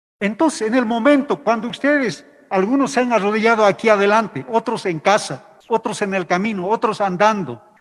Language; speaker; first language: Spanish; non-native, local second language; Aymara